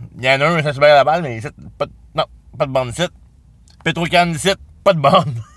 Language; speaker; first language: French; native; French